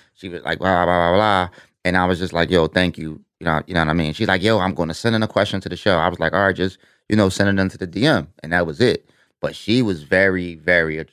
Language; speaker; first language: English; native; English